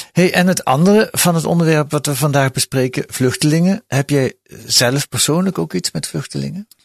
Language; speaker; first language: Dutch; native; Dutch